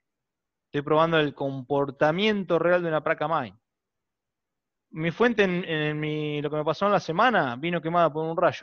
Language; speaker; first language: Spanish; native; Spanish